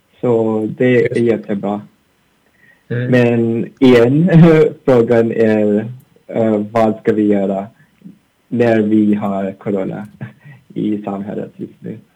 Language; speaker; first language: Swedish; non-native, learner; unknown